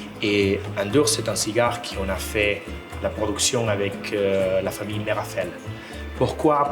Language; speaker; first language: French; non-native, fluent; Spanish